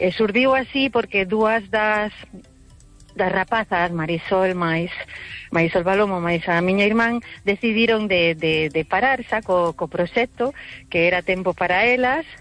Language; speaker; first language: Galician; early bilingual, heritage; Galician